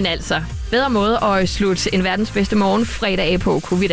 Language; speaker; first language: Danish; native; Danish